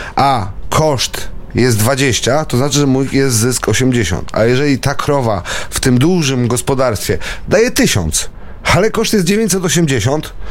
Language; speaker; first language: Polish; native; Polish